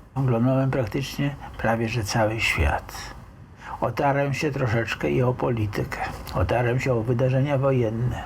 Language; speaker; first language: Polish; native; Polish